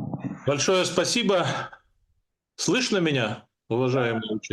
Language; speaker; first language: Russian; native; Russian